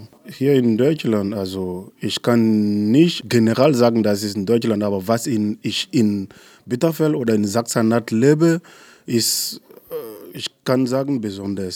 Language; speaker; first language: German; non-native, learner; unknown